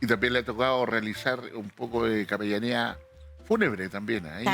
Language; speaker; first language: Spanish; native; Spanish